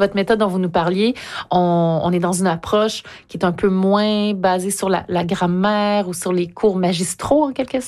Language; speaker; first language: French; native; French